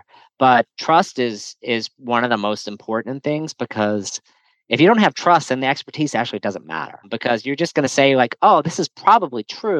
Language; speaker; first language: English; native; English